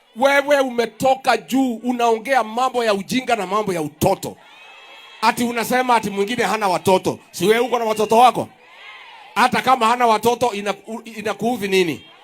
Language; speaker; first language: Swahili; non-native, local second language; Kikuyu